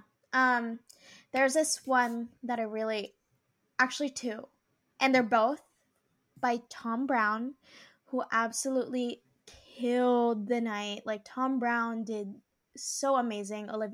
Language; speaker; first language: English; native; English